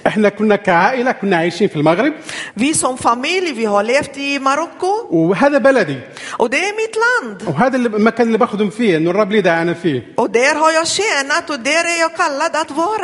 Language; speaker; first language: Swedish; non-native, fluent; Arabic